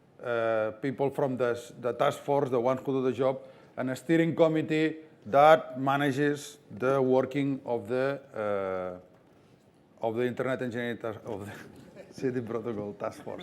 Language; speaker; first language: English; non-native, fluent; Catalan